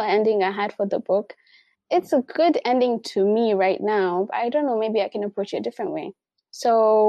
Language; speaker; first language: English; non-native, local second language; Swahili